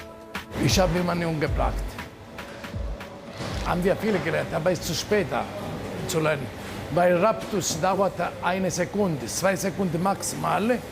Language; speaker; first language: German; non-native, learner; Italian